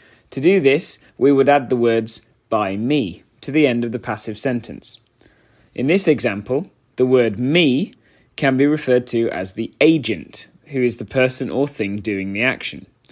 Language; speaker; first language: English; native; English